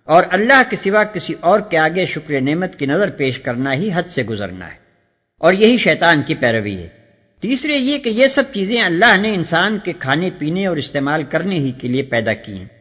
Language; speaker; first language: Urdu; native; Urdu